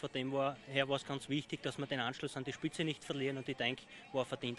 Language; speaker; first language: German; native; German